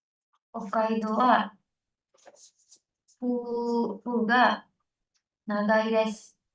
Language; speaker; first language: Japanese; non-native, learner; Indonesian